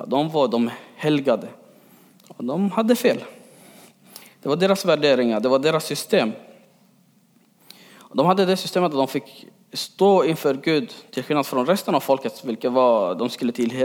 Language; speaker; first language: Swedish; early bilingual, other home language; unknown